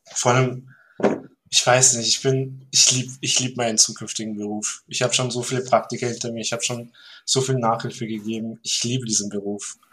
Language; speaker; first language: German; early bilingual, other home language; Turkish